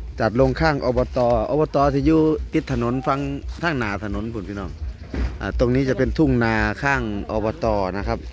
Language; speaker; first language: Thai; non-native, local second language; Northeastern Thai